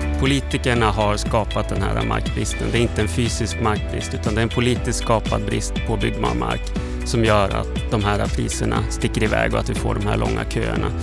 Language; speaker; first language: Swedish; native; Swedish